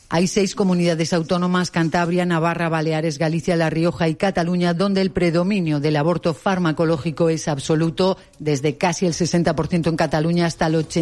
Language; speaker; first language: Spanish; native; Spanish